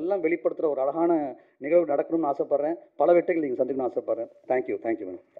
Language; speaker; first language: Tamil; native; Tamil